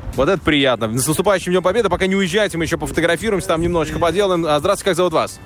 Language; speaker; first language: Russian; native; Russian